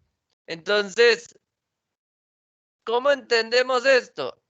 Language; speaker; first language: Spanish; native; Spanish